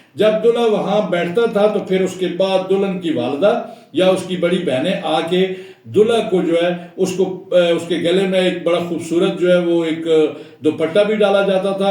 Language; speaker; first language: Urdu; non-native, local second language; Punjabi